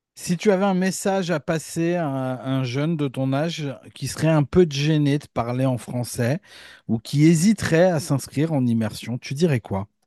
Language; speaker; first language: French; native; French